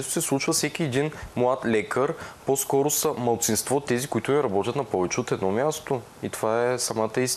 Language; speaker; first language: Bulgarian; native; Bulgarian